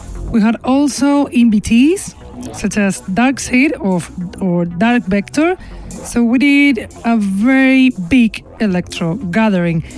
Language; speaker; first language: English; non-native, fluent; Spanish